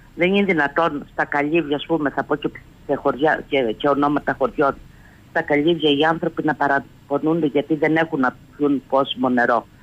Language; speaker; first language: Greek; native; Greek